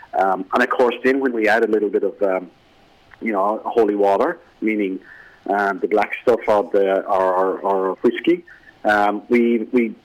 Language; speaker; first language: English; native; English